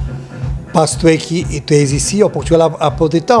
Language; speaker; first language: French; non-native, learner; Portuguese